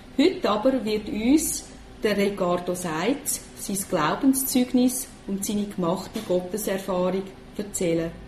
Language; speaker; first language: German; native; German